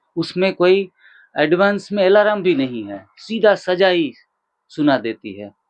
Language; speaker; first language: Hindi; non-native, local second language; Gujarati